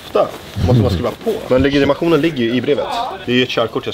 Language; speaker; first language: Swedish; native; Swedish